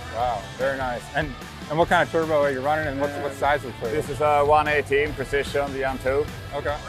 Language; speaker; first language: English; non-native, fluent; Swedish